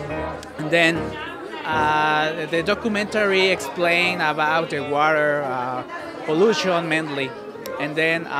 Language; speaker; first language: English; non-native, learner; Spanish